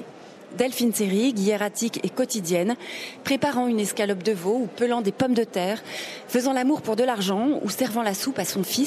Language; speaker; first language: French; native; French